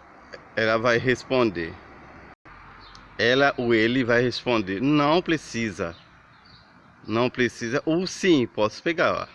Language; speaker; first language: Portuguese; non-native, learner; Haitian Creole